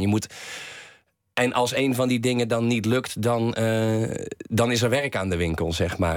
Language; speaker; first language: Dutch; native; Dutch